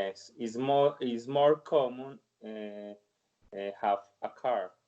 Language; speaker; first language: English; non-native, learner; Spanish